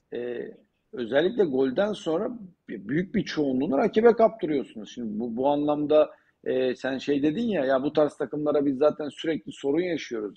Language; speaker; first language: Turkish; native; Turkish